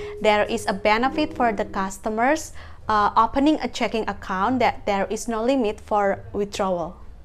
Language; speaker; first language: English; non-native, fluent; Indonesian